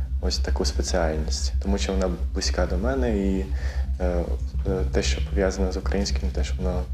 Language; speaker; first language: Ukrainian; early bilingual, heritage; Ukrainian